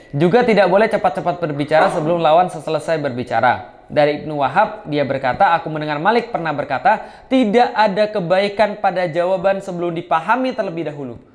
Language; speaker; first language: Indonesian; native; Indonesian